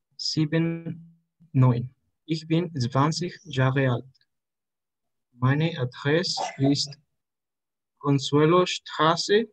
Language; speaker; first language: German; non-native, learner; Spanish